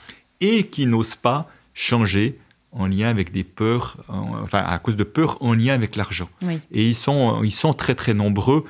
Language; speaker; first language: French; native; French